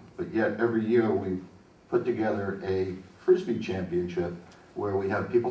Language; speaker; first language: English; native; English